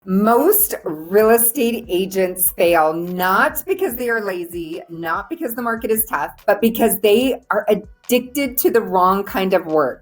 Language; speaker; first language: English; native; English